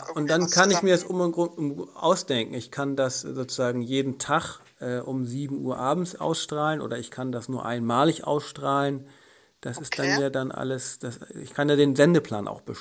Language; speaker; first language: German; native; German